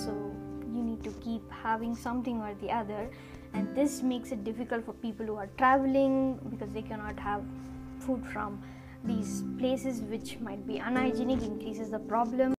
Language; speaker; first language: English; non-native, local second language; Tamil